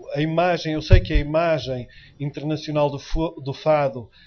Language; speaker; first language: Portuguese; native; Portuguese